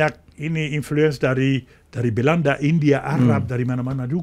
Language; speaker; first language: Indonesian; non-native, fluent; French